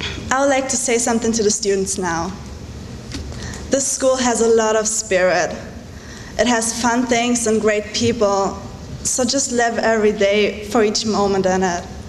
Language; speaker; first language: English; non-native, fluent; German